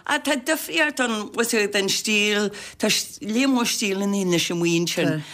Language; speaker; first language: Irish; native; Irish